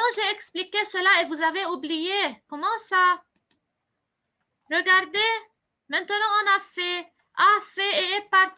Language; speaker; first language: French; non-native, local second language; Arabic